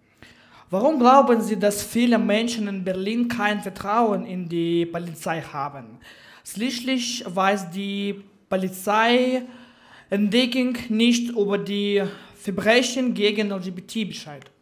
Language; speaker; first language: German; non-native, learner; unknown